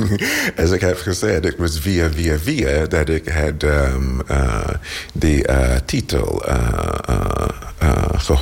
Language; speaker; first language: Dutch; non-native, learner; English